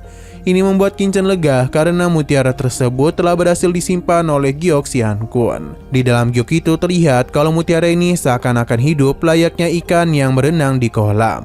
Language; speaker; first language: Indonesian; native; Indonesian